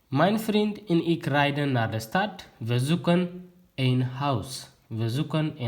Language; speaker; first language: Dutch; non-native, learner; Tigrinya